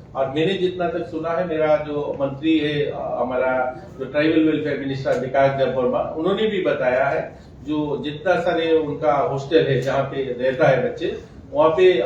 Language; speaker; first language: Hindi; non-native, local second language; Bangla